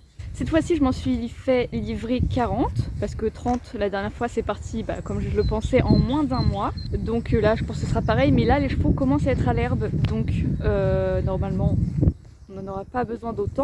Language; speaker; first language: French; native; French